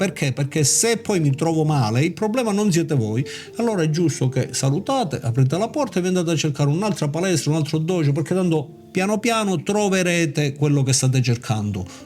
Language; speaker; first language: Italian; native; Italian